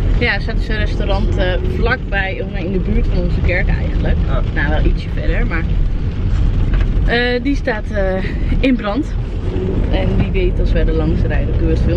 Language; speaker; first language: Dutch; native; Dutch